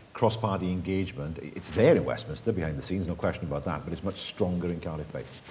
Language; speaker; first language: English; native; English